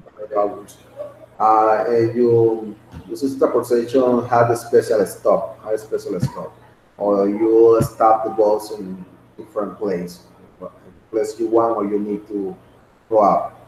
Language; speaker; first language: English; non-native, learner; Spanish